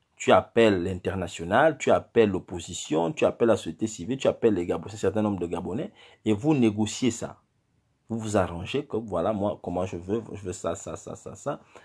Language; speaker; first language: French; non-native, local second language; Fang